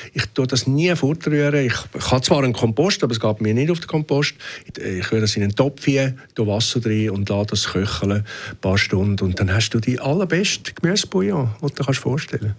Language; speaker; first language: German; native; German